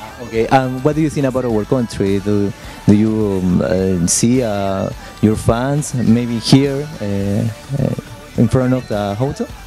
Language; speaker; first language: English; non-native, learner; Spanish